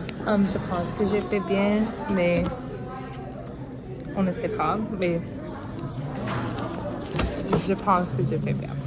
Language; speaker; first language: French; non-native, local second language; English